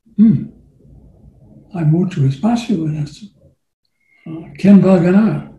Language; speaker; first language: Spanish; non-native, learner; English